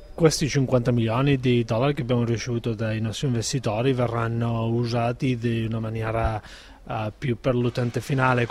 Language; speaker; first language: Italian; non-native, fluent; Spanish